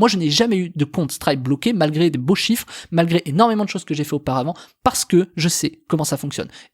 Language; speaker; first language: French; native; French